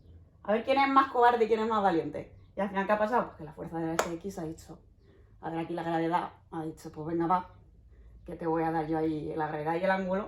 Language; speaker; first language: Spanish; native; Spanish